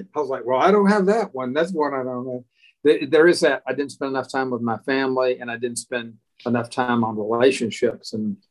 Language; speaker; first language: English; native; English